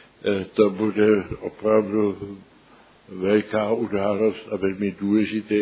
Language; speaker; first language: Czech; early bilingual, heritage; Czech